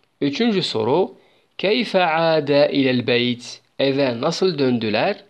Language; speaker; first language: Arabic; non-native, fluent; Turkish